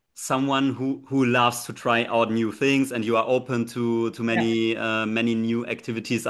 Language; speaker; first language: English; non-native, fluent; German